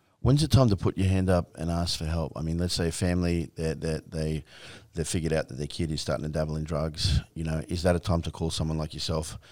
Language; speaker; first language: English; native; English